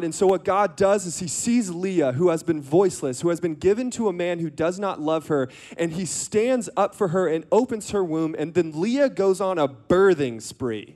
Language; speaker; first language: English; native; English